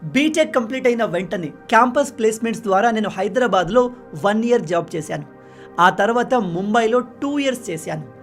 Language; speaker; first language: Telugu; non-native, local second language; Lambadi